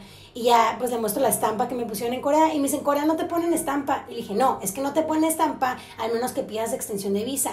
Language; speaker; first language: Spanish; native; Spanish